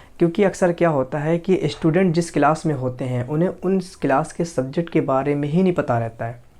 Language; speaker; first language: Hindi; native; Hindi